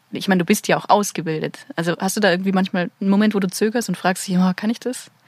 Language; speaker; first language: German; native; German